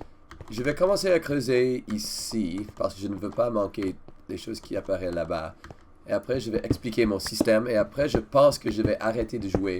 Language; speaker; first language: French; non-native, learner; English